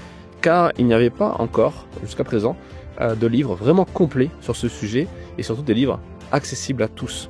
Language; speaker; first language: French; native; French